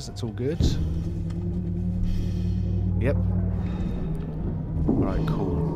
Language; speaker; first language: English; native; English